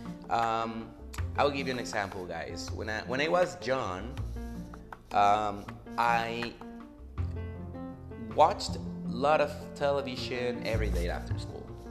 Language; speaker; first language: English; non-native, fluent; Spanish